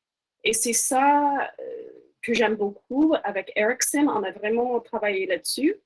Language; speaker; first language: French; non-native, fluent; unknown